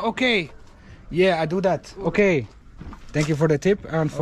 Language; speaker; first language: English; non-native, fluent; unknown